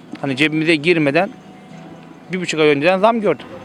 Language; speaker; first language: Turkish; native; Turkish